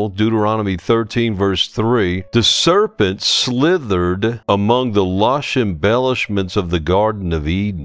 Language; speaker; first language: English; native; English